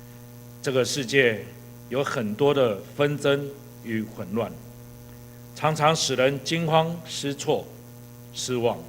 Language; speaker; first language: Chinese; native; Chinese